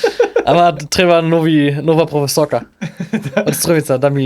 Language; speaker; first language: Macedonian; non-native, learner; German